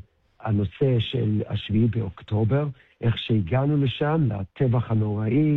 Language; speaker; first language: Hebrew; early bilingual, heritage; English